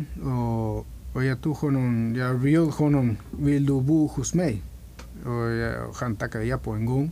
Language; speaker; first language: Swedish; non-native, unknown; Spanish